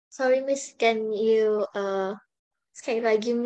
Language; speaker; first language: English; non-native, learner; Indonesian